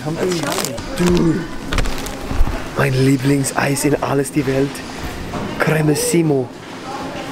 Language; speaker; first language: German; non-native, learner; English